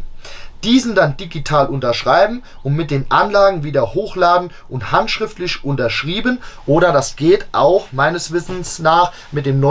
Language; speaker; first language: German; native; German